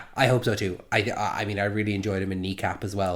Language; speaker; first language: English; native; English